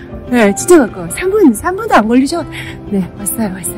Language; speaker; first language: Korean; native; Korean